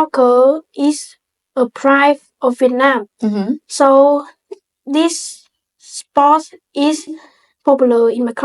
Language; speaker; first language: English; non-native, learner; Vietnamese